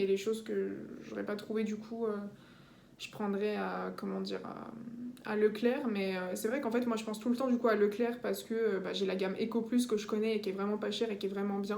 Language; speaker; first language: French; native; French